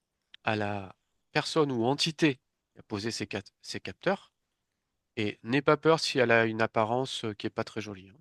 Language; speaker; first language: French; native; French